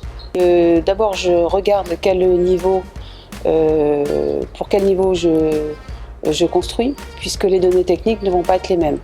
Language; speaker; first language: French; native; French